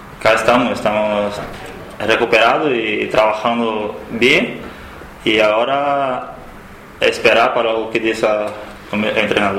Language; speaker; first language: Spanish; non-native, learner; Portuguese